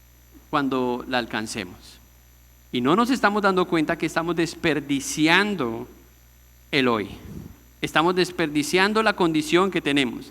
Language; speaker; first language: Spanish; native; Spanish